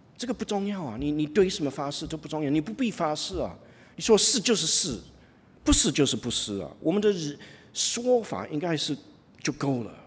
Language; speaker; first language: Chinese; non-native, fluent; English